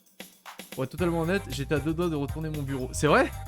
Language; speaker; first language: French; native; French